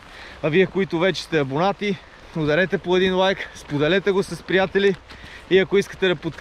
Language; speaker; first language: Bulgarian; native; Bulgarian